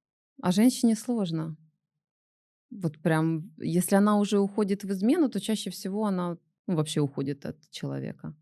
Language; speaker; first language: Russian; native; Russian